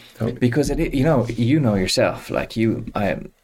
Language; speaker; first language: English; native; English